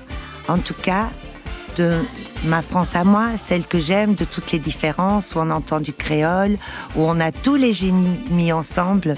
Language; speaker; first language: French; early bilingual, other home language; Portuguese